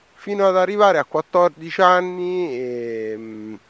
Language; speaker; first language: Italian; native; Italian